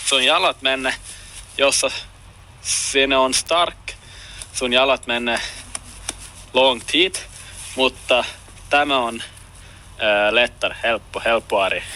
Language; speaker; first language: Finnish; non-native, local second language; Swedish